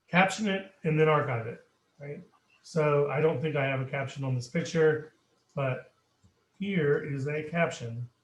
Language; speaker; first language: English; native; English